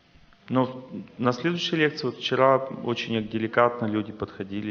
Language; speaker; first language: Russian; native; Russian